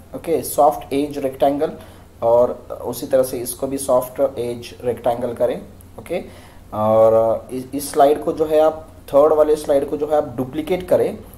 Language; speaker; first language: Hindi; non-native, local second language; Marathi